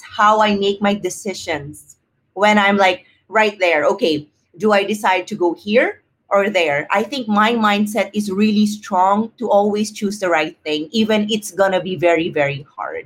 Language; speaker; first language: English; non-native, local second language; Filipino